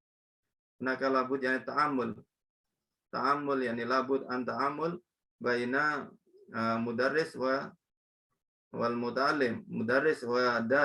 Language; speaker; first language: Arabic; non-native, learner; Indonesian